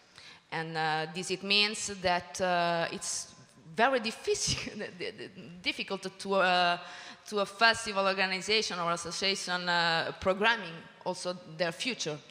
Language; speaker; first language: English; non-native, learner; Italian